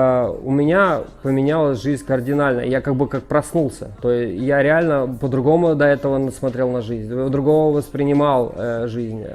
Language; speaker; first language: Russian; native; Russian